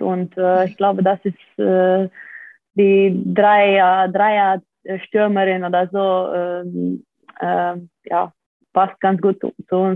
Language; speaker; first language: German; non-native, fluent; Slovenian